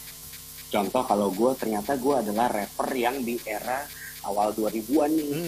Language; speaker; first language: Indonesian; native; Indonesian